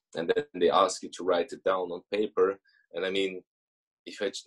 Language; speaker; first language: English; early bilingual, other home language; Russian